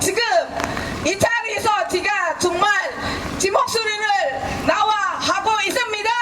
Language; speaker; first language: Korean; non-native, fluent; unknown